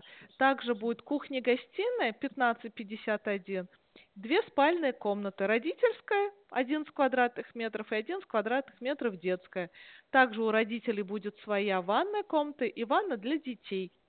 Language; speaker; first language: Russian; native; Russian